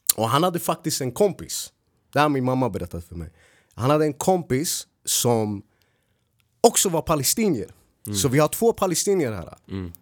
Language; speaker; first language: Swedish; early bilingual, other home language; Arabic